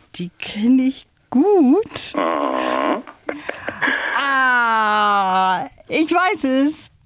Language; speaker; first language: German; native; German